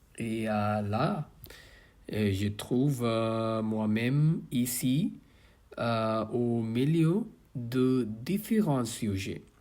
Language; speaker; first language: French; non-native, learner; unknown